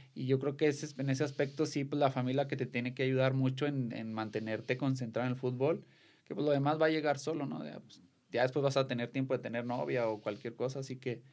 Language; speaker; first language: Spanish; native; Spanish